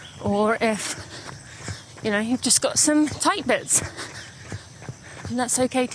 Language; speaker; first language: English; native; English